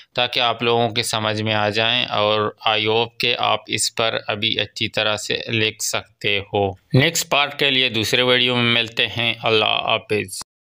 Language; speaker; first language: Urdu; non-native, local second language; Baluchi